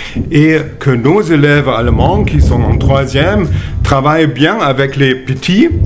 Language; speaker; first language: French; non-native, fluent; German